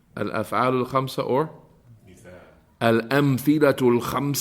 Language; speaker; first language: Arabic; non-native, fluent; English